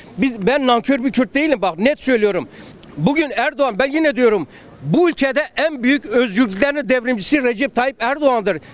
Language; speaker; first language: Turkish; non-native, local second language; Kurdish